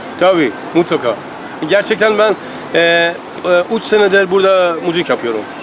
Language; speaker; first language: Turkish; non-native, learner; Persian